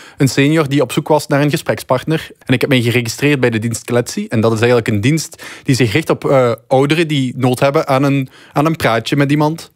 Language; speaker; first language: Dutch; native; Dutch